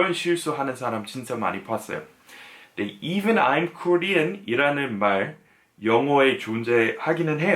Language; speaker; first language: Korean; non-native, fluent; English